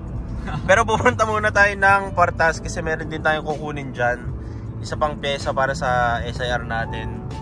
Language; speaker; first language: Filipino; native; Filipino